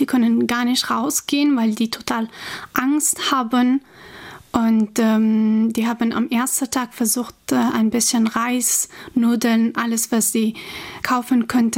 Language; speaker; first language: German; non-native, fluent; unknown